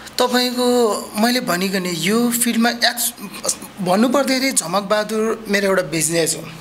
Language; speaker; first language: Nepali; non-native, local second language; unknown